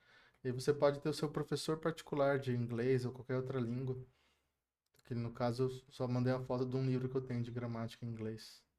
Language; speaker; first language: Portuguese; native; Portuguese